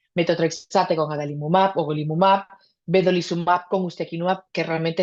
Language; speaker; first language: Spanish; native; Spanish